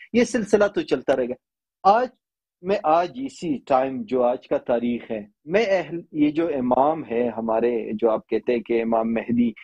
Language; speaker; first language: Urdu; native; Urdu